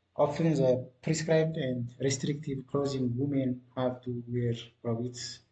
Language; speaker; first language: English; non-native, local second language; Amharic